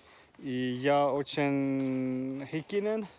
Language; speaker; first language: Russian; non-native, learner; Finnish